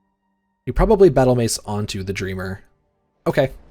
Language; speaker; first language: English; native; English